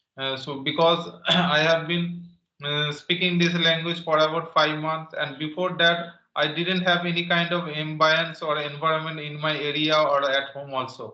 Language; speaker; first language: English; non-native, local second language; Santali